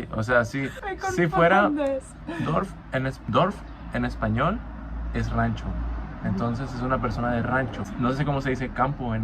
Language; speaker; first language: Spanish; native; Spanish